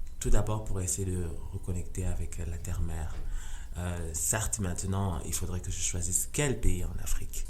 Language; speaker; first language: French; non-native, local second language; Rundi